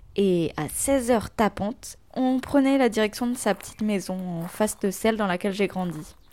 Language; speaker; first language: French; non-native, local second language; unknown